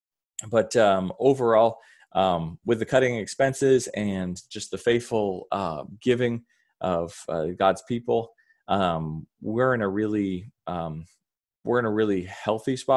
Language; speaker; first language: English; native; English